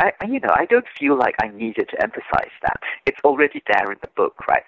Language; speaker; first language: English; native; English